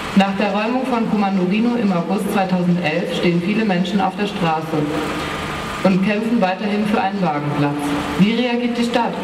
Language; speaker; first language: German; native; German